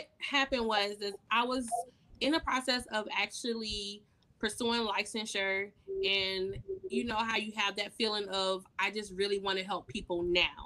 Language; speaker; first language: English; native; English